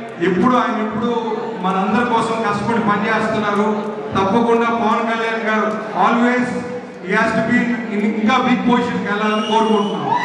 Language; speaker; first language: Telugu; native; Telugu